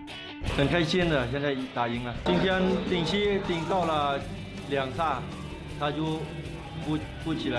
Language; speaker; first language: Chinese; non-native, learner; Thai